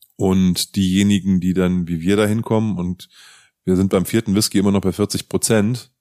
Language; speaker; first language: German; native; German